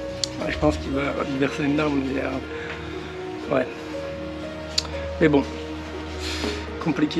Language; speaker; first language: French; native; French